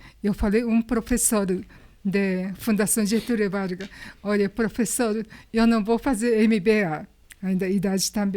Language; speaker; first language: Portuguese; non-native, learner; Japanese